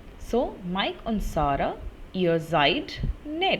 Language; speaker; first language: German; non-native, fluent; Hindi